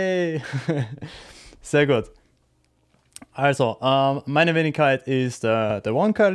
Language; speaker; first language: German; native; German